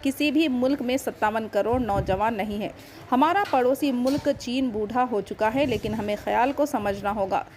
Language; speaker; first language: Urdu; native; Urdu